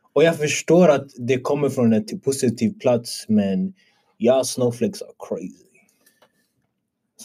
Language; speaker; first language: Swedish; early bilingual, other home language; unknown